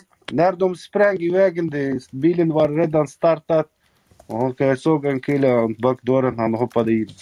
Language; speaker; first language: Swedish; non-native, local second language; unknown